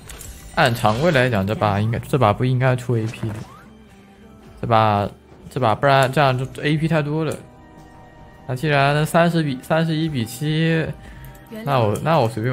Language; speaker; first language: Chinese; native; Chinese